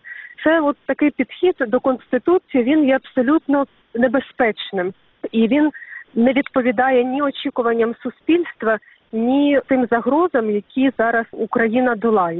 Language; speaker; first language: Ukrainian; native; Ukrainian